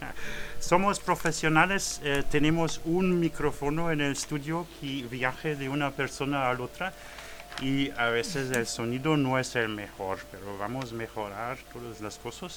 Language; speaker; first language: Spanish; non-native, learner; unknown